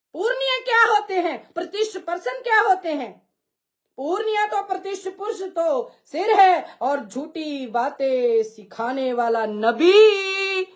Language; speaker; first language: Hindi; non-native, local second language; Punjabi